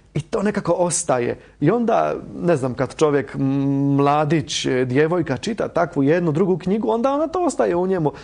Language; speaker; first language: Croatian; non-native, fluent; Polish